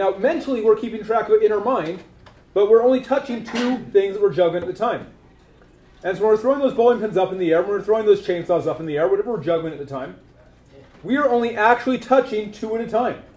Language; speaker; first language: English; native; English